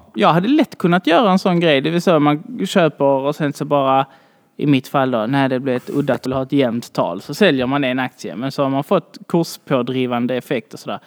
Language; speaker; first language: Swedish; native; Swedish